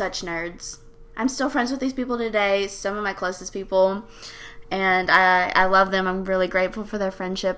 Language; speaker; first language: English; native; English